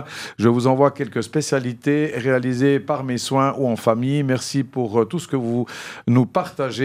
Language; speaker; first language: French; native; French